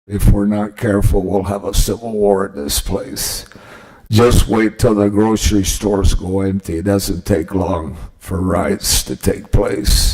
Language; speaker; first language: English; early bilingual, other home language; Spanish